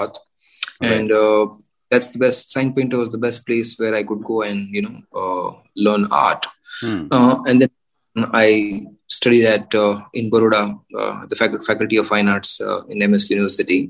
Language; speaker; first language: English; non-native, local second language; Gujarati